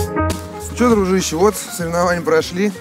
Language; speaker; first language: Russian; native; Russian